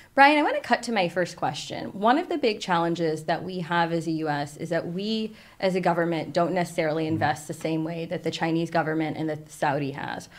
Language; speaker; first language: English; native; English